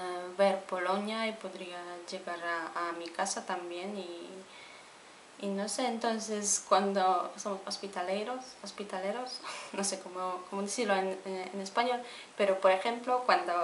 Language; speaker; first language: Spanish; non-native, fluent; Polish